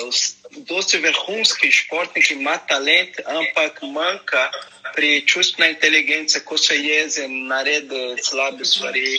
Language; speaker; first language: Slovenian; non-native, learner; Portuguese